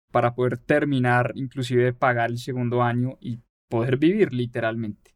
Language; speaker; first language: Spanish; native; Spanish